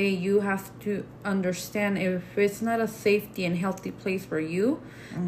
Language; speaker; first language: English; non-native, fluent; Spanish